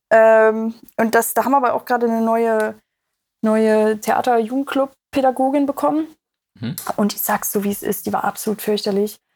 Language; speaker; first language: German; native; German